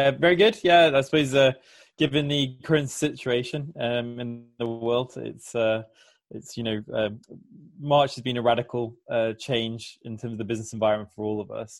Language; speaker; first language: English; native; English